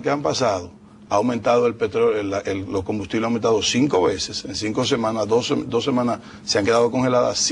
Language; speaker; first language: Spanish; native; Spanish